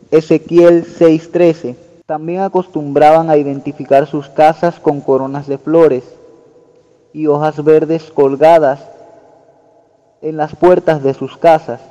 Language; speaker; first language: Spanish; native; Spanish